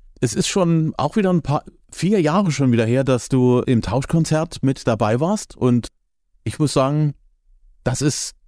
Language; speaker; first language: German; native; German